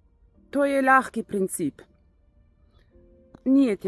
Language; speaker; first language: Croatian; non-native, learner; Russian